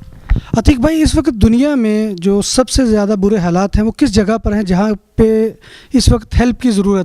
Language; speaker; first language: Urdu; native; Urdu